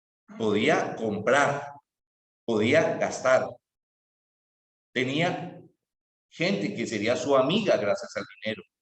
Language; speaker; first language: Spanish; native; Spanish